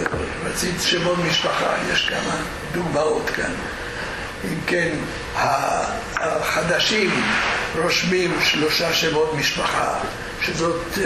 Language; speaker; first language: Hebrew; non-native, fluent; Spanish